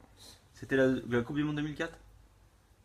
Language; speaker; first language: French; native; French